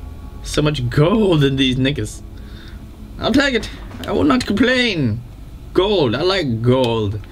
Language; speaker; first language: English; native; English